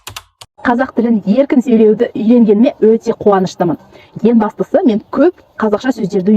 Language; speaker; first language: Kazakh; non-native, learner; Russian